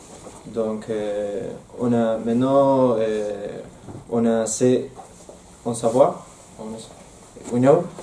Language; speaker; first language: French; non-native, learner; Spanish